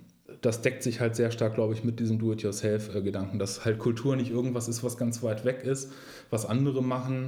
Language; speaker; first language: German; native; German